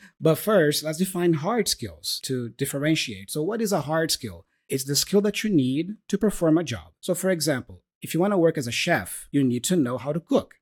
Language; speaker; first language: English; non-native, fluent; Portuguese